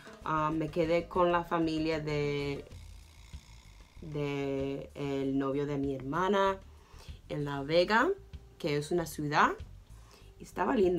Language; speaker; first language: Spanish; early bilingual, heritage; English